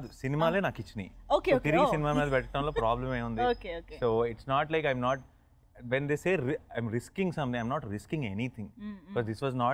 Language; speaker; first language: Telugu; native; Telugu